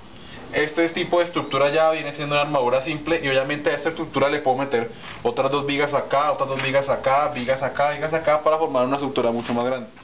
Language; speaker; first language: Spanish; native; Spanish